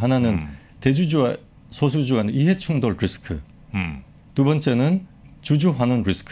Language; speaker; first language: Korean; native; Korean